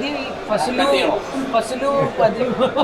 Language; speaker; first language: Malayalam; non-native, fluent; Tamil